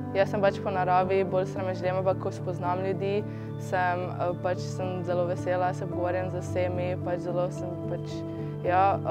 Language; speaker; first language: Slovenian; native; Slovenian